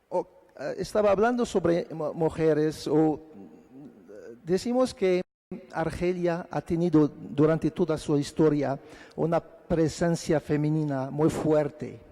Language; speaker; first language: Spanish; non-native, fluent; Arabic